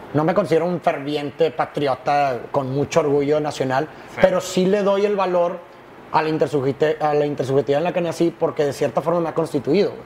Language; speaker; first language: Spanish; native; Spanish